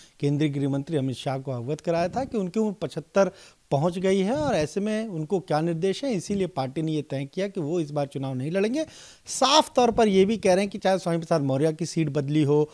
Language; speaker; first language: Hindi; native; Hindi